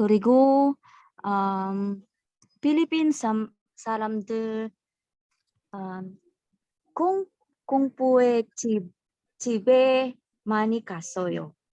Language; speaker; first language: Korean; non-native, learner; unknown